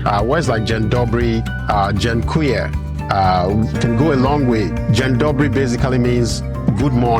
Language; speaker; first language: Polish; non-native, learner; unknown